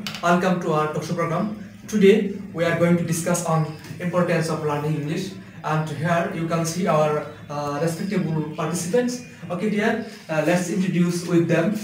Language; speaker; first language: English; non-native, learner; Bangla